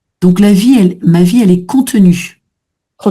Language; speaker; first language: French; native; French